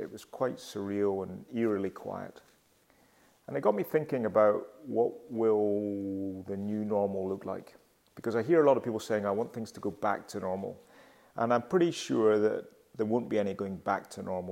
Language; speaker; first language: English; native; English